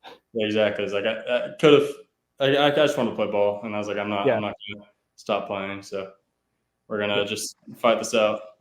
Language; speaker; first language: English; native; English